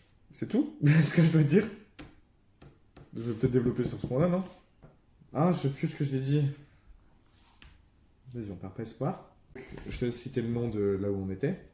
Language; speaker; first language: French; native; French